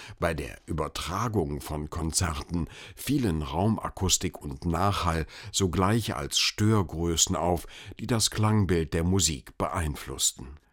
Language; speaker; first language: German; native; German